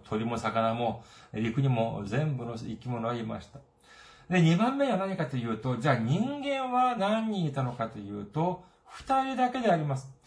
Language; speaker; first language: Japanese; non-native, fluent; Korean